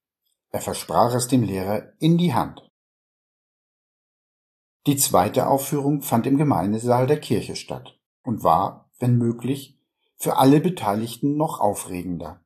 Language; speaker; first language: German; native; German